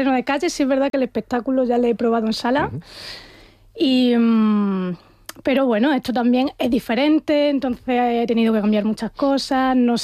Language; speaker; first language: Spanish; native; Spanish